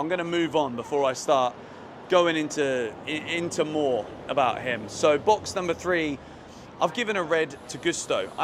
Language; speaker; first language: English; native; English